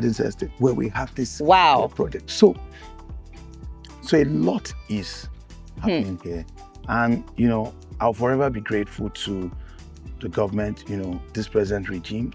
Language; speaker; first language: English; non-native, local second language; Igbo